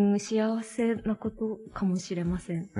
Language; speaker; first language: Japanese; native; Japanese